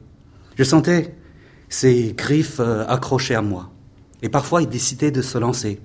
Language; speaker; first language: French; non-native, fluent; Chinese